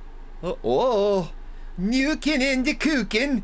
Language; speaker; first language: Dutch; non-native, learner; English